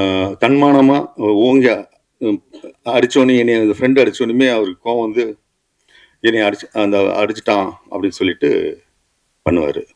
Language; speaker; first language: Tamil; native; Tamil